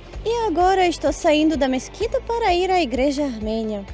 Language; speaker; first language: Portuguese; non-native, fluent; Armenian